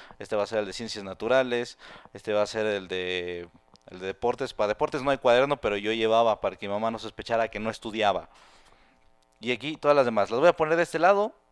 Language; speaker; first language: Spanish; native; Spanish